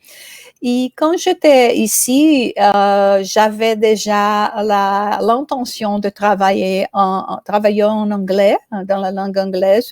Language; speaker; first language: French; non-native, fluent; Portuguese